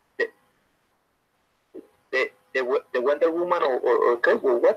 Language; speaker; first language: English; non-native, learner; Spanish